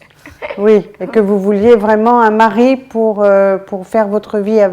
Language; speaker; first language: French; native; French